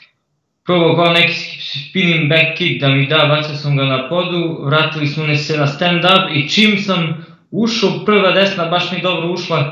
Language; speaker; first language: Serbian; early bilingual, heritage; Croatian